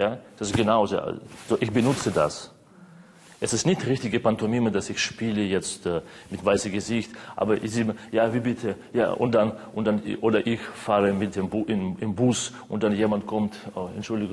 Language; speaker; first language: German; non-native, learner; Russian